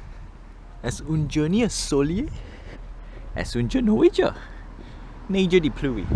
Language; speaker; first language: French; non-native, learner; English